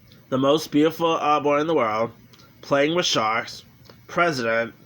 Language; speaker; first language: English; native; English